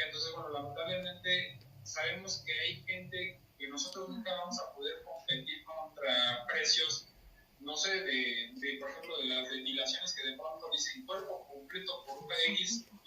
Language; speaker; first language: Spanish; native; Spanish